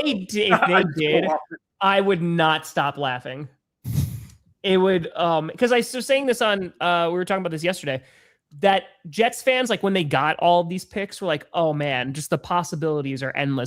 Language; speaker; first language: English; native; English